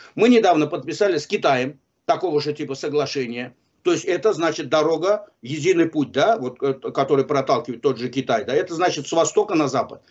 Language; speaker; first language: Russian; non-native, local second language; Azerbaijani